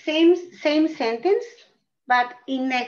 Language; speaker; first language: English; non-native, fluent; Spanish